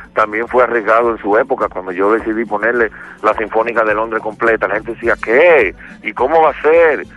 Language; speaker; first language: Spanish; native; Spanish